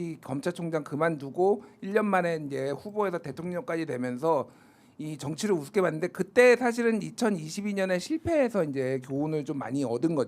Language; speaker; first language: Korean; native; Korean